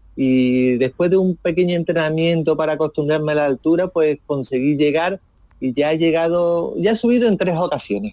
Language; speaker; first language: Spanish; native; Spanish